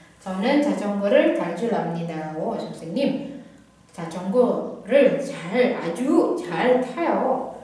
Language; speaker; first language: Korean; non-native, fluent; Indonesian